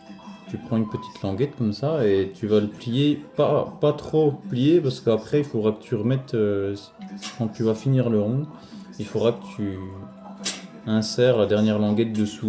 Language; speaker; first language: French; native; French